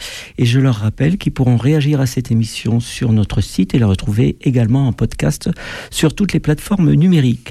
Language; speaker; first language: French; native; French